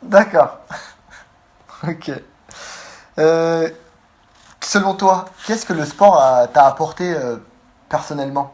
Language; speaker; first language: French; native; French